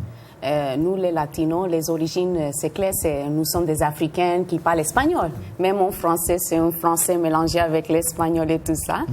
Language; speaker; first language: French; non-native, fluent; Spanish